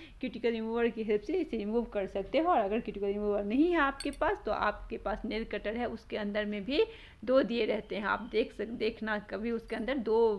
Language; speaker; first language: Hindi; native; Hindi